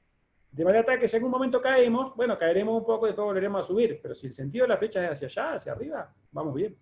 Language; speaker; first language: Spanish; native; Spanish